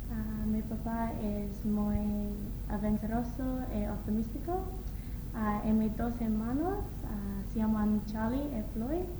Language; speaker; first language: Spanish; non-native, learner; English